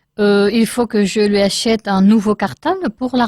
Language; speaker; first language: French; non-native, learner; Spanish